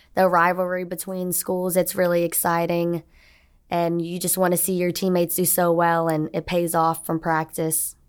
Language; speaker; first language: English; native; English